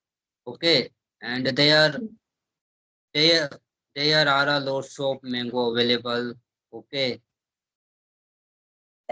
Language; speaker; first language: English; non-native, learner; Hindi